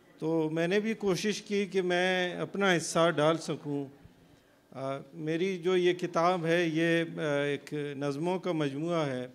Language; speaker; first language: Urdu; non-native, local second language; Baluchi